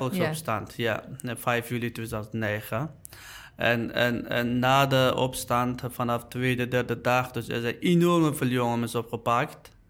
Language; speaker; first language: Dutch; non-native, learner; Uyghur